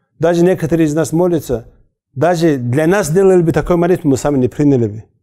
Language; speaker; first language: Russian; non-native, local second language; Avaric